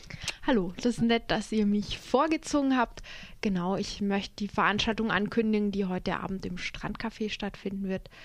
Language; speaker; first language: German; native; German